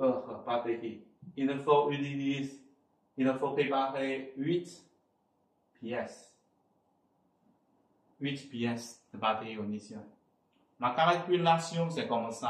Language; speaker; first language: French; non-native, fluent; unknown